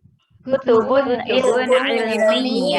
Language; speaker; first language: Arabic; non-native, learner; Indonesian